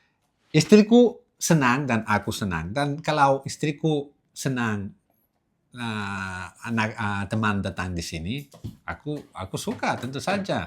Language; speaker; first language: Indonesian; non-native, learner; Catalan